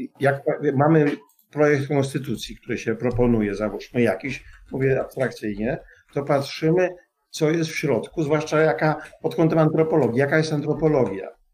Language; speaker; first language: Polish; native; Polish